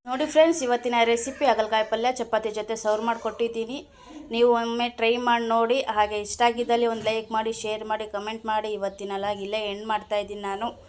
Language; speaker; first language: Kannada; non-native, local second language; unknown